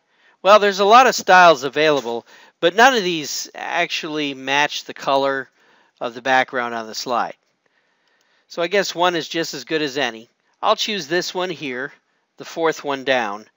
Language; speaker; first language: English; native; English